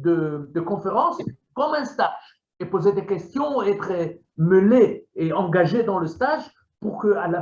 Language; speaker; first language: French; non-native, fluent; Hebrew